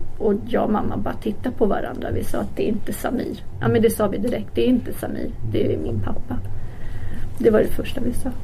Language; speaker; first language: Swedish; early bilingual, other home language; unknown